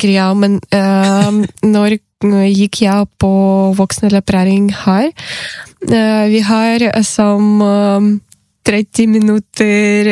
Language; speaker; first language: Norwegian; non-native, learner; Ukrainian